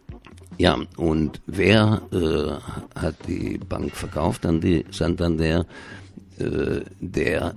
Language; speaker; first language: German; native; German